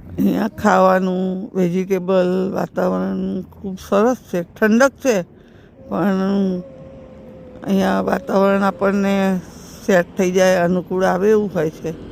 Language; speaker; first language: Gujarati; native; Gujarati